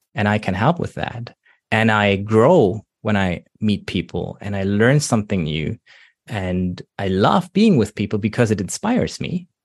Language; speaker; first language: English; non-native, fluent; German